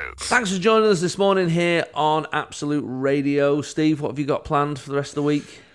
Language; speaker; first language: English; native; English